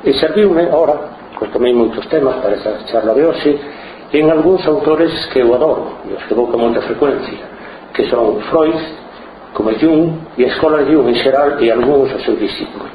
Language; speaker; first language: Spanish; non-native, local second language; Galician